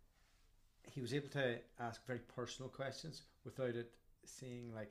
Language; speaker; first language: English; native; English